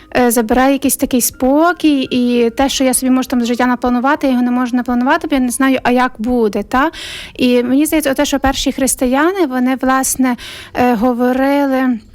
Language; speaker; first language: Ukrainian; native; Ukrainian